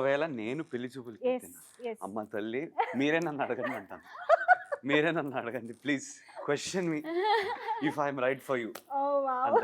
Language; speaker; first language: Telugu; native; Telugu